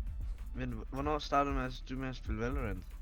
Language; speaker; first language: Danish; native; Danish